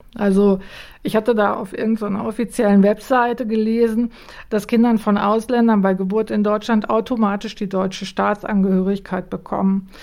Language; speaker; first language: German; native; German